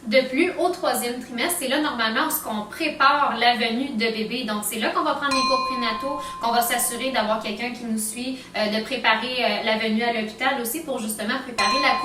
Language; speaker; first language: French; native; French